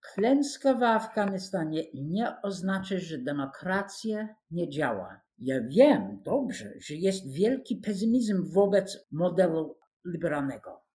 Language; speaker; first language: Polish; non-native, fluent; English